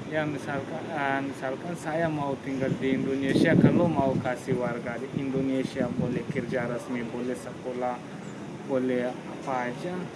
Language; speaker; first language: Indonesian; non-native, learner; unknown